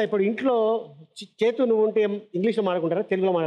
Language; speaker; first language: Telugu; native; Telugu